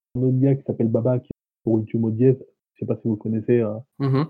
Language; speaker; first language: French; native; French